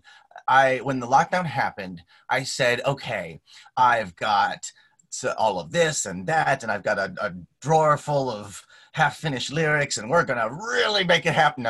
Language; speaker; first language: English; native; English